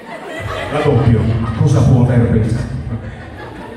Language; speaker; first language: Italian; native; Italian